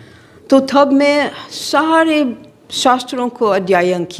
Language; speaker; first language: Hindi; non-native, fluent; English